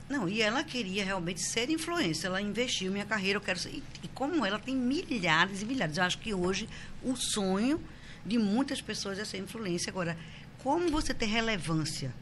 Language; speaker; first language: Portuguese; native; Portuguese